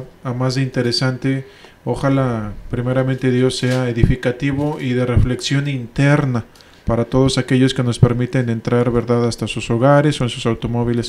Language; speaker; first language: Spanish; native; Spanish